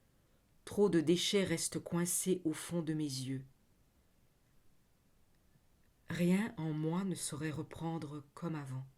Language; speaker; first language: French; native; French